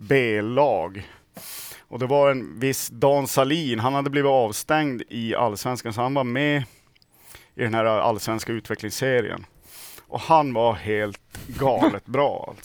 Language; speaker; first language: Swedish; native; Swedish